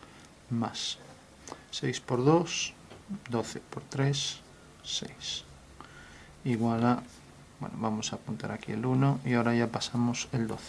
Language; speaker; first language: Spanish; native; Spanish